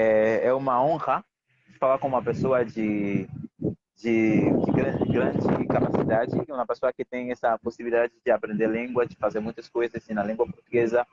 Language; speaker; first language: Portuguese; non-native, learner; Haitian Creole